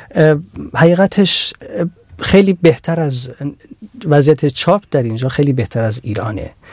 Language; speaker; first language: Persian; non-native, local second language; Central Kurdish